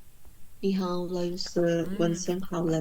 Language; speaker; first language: Chinese; non-native, learner; Indonesian